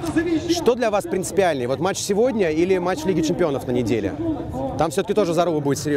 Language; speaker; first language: Russian; native; Russian